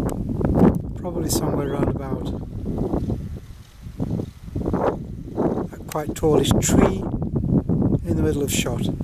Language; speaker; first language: English; native; English